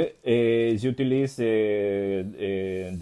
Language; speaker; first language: French; non-native, learner; Spanish